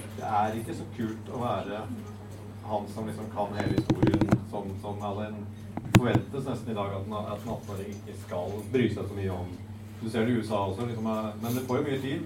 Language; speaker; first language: Norwegian; native; Norwegian